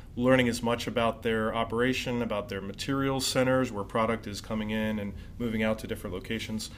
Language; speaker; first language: English; native; English